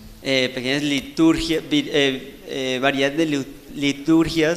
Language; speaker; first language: Spanish; native; Spanish